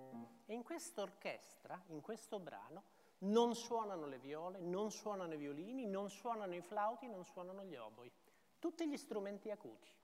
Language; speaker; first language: Italian; native; Italian